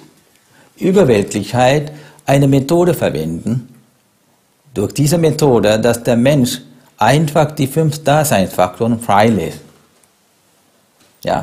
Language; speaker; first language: German; non-native, fluent; Sinhala